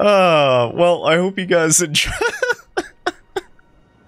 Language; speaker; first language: English; native; English